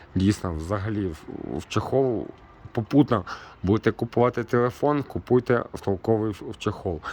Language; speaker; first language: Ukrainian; non-native, local second language; Russian